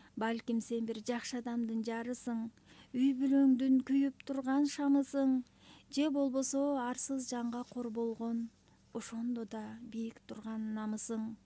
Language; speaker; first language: Kyrgyz; native; Kyrgyz